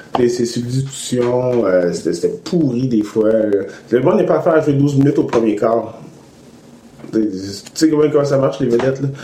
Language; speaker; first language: French; native; French